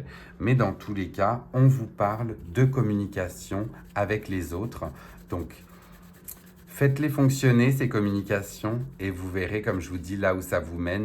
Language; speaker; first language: French; native; French